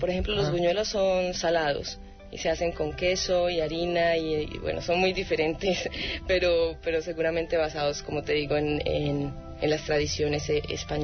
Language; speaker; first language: Spanish; native; Spanish